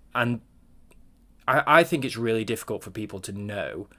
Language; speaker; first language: English; native; English